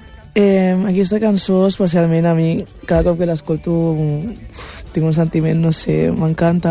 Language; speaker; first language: Catalan; early bilingual, other home language; Wolof